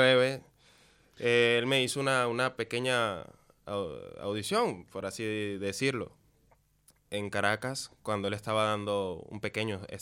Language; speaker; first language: French; non-native, learner; Spanish